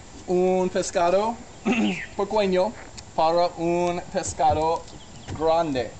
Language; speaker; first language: Spanish; non-native, learner; English